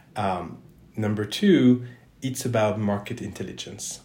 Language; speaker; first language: English; non-native, fluent; French